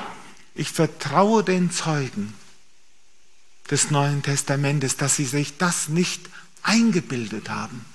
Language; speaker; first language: German; native; German